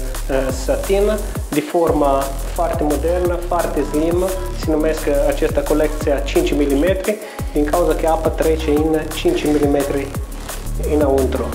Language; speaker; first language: Romanian; non-native, fluent; Italian